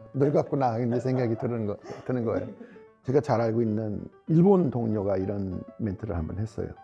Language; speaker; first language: Korean; non-native, fluent; English